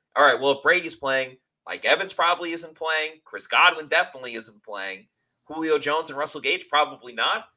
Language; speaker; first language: English; native; English